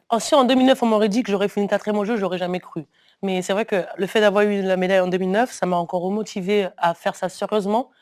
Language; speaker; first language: French; early bilingual, other home language; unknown